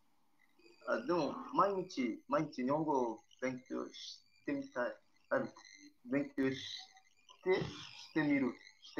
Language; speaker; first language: Japanese; non-native, learner; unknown